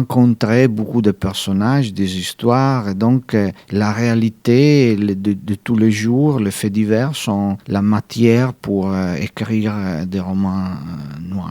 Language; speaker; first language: French; non-native, fluent; Italian